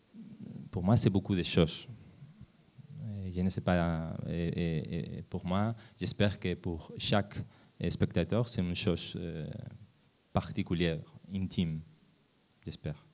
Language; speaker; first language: French; non-native, learner; Spanish